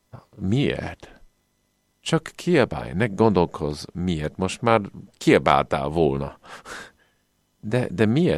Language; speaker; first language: Hungarian; non-native, fluent; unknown